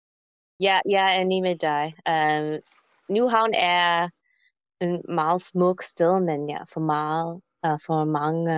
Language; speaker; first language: Danish; non-native, learner; English